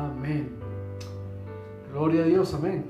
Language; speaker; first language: Spanish; native; Spanish